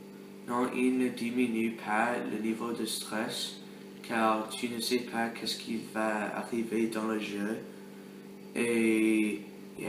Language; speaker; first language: French; non-native, learner; English